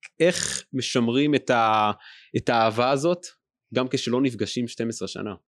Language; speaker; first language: Hebrew; native; Hebrew